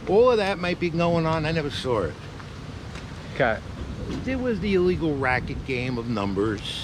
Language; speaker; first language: English; native; English